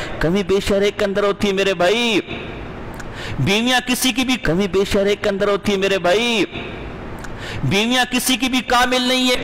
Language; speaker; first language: Urdu; non-native, local second language; Pashto